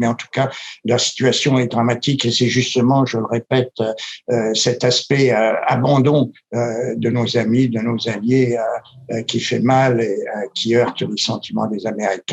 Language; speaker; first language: French; native; French